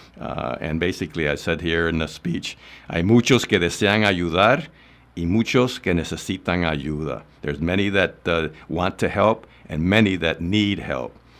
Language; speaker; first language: English; non-native, local second language; Spanish